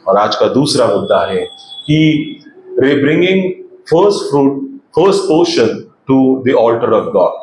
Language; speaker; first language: Hindi; non-native, local second language; Marathi